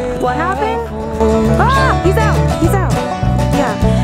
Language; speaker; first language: English; native; English